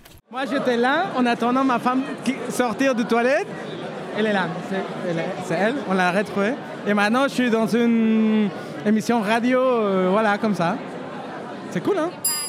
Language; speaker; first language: French; non-native, fluent; Spanish